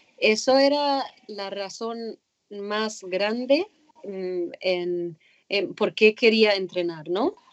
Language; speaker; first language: Spanish; non-native, fluent; Arabic